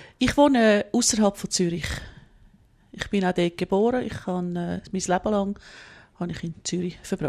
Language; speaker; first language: German; native; German